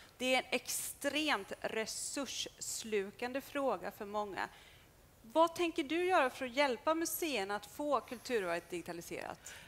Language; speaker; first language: Swedish; native; Swedish